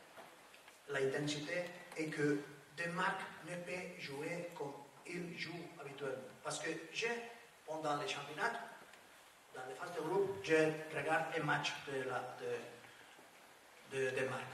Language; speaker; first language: French; non-native, learner; Spanish